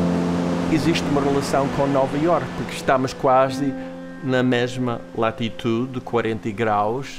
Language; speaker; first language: Portuguese; non-native, fluent; English